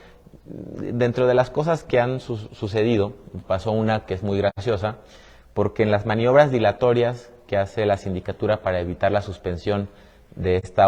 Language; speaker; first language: Spanish; native; Spanish